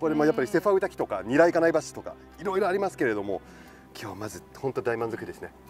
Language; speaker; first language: Japanese; non-native, fluent; French